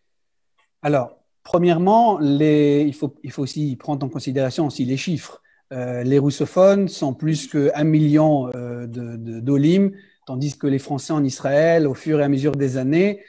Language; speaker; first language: French; early bilingual, heritage; French